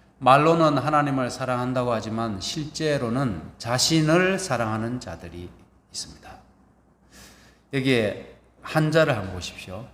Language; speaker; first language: Korean; native; Korean